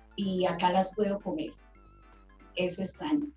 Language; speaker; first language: Spanish; native; Spanish